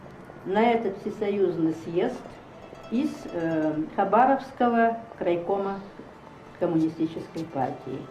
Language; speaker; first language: Russian; native; Russian